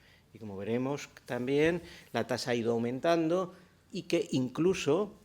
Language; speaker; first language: Spanish; native; Spanish